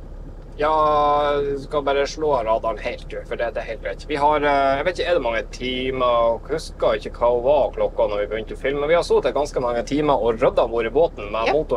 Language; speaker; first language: Norwegian; native; Norwegian